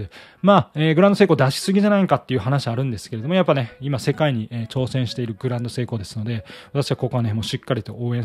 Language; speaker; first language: Japanese; native; Japanese